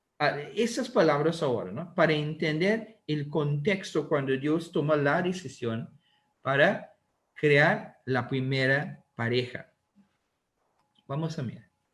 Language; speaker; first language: Spanish; non-native, learner; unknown